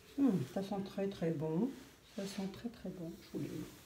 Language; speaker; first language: French; native; French